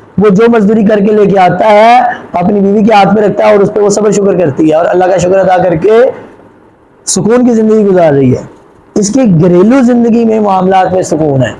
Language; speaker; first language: Urdu; non-native, local second language; Punjabi